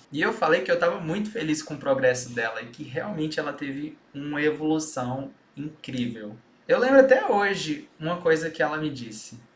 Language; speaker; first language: Portuguese; early bilingual, heritage; Portuguese